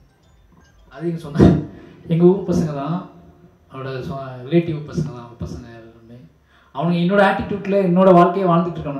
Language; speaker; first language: Tamil; native; Tamil